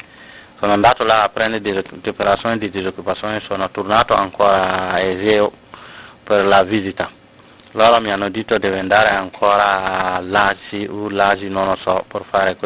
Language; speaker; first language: Italian; non-native, learner; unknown